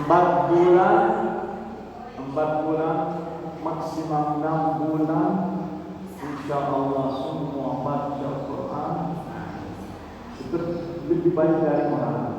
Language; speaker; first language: Indonesian; non-native, learner; Arabic